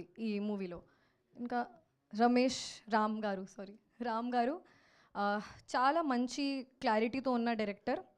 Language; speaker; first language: Telugu; non-native, learner; Hindi